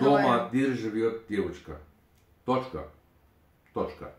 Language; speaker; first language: Russian; non-native, learner; Turkish